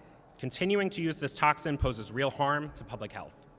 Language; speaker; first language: English; native; English